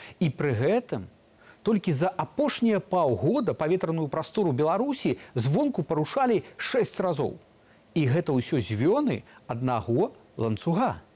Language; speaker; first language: Belarusian; native; Belarusian